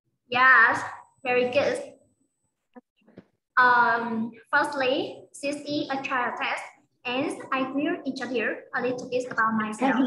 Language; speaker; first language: English; non-native, fluent; Vietnamese